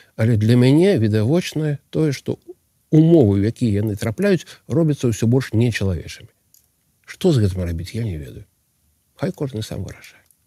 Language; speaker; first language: Belarusian; non-native, local second language; Russian